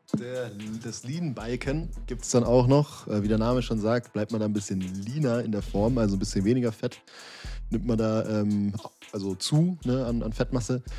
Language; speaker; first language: German; native; German